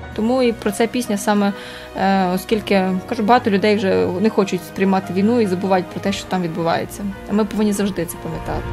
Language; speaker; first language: Ukrainian; native; Ukrainian